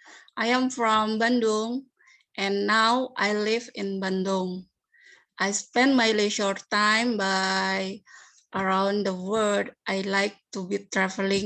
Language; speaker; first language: English; non-native, learner; Indonesian